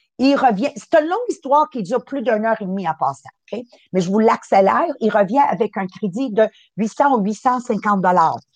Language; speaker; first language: French; native; French